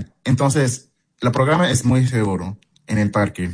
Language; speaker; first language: Spanish; early bilingual, heritage; English